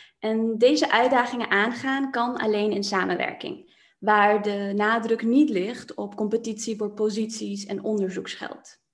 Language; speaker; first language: Dutch; non-native, local second language; Papiamento